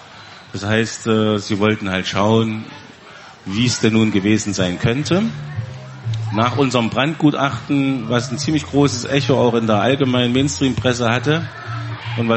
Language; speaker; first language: German; native; German